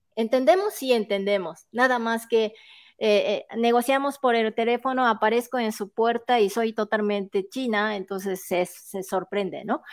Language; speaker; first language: Spanish; non-native, fluent; Japanese